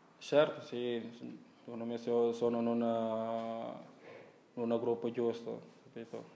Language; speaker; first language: Italian; non-native, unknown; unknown